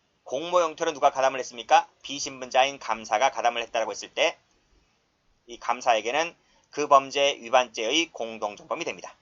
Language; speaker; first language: Korean; native; Korean